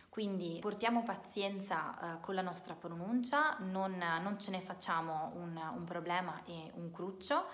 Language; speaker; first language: Italian; native; Italian